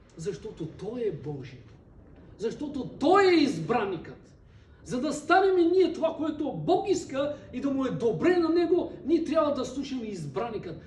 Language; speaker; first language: Bulgarian; non-native, local second language; Turkish